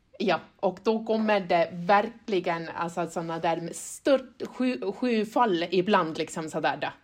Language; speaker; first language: Swedish; non-native, fluent; Estonian